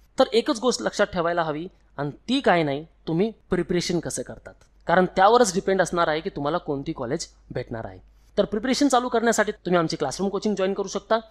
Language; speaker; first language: Marathi; non-native, local second language; Hindi